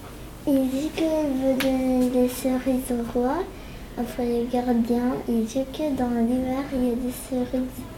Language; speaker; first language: French; non-native, learner; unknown